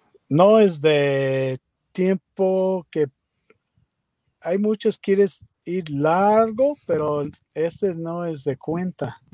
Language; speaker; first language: Spanish; non-native, learner; English